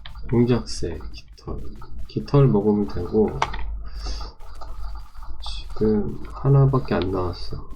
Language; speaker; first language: Korean; native; Korean